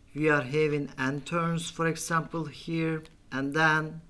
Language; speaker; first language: English; non-native, fluent; Turkish